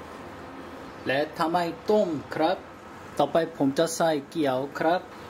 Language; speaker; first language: Thai; non-native, learner; Korean